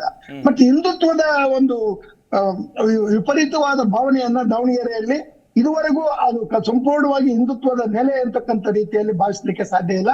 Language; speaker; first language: Kannada; native; Kannada